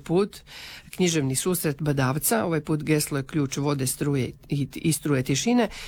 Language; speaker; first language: Croatian; native; Croatian